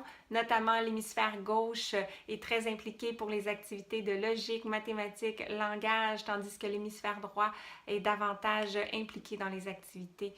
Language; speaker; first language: French; native; French